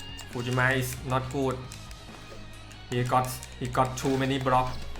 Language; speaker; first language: English; non-native, learner; Thai